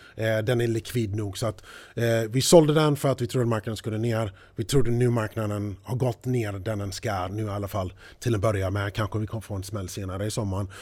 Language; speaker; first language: Swedish; early bilingual, heritage; English